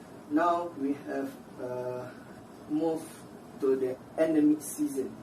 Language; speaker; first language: English; non-native, local second language; Malay